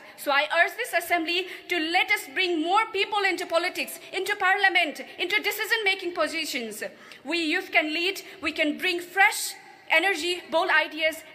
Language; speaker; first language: English; non-native, local second language; Nepali